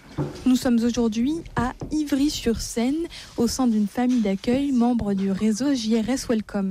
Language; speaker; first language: French; native; French